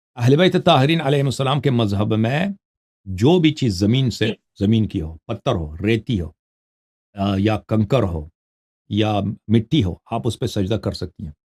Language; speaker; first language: Urdu; non-native, fluent; Persian